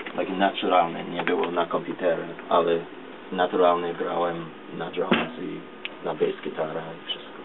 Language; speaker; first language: Polish; early bilingual, heritage; Polish